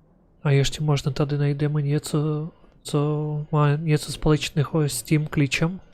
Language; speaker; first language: Czech; non-native, learner; Ukrainian